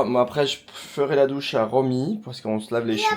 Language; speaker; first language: French; native; French